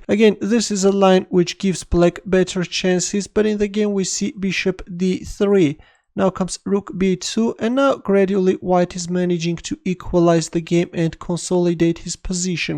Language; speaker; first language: English; non-native, fluent; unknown